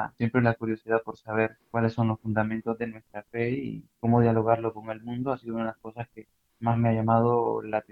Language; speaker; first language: Spanish; native; Spanish